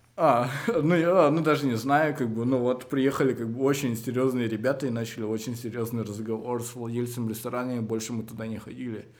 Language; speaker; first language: Russian; native; Russian